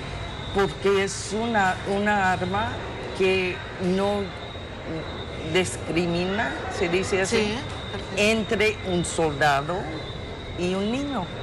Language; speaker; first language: Spanish; non-native, fluent; English